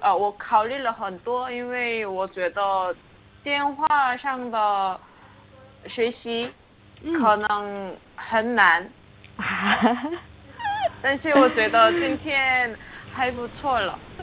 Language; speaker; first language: Chinese; non-native, learner; Korean